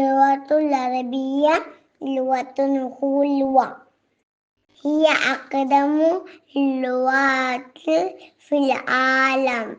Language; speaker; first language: Arabic; non-native, learner; Malayalam